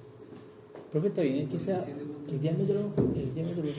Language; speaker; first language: Spanish; native; Spanish